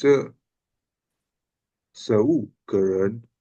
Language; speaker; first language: Chinese; non-native, learner; Indonesian